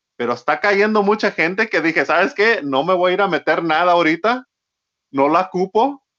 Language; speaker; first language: Spanish; early bilingual, heritage; Spanish